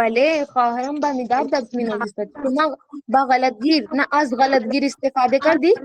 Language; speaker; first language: Persian; non-native, learner; Urdu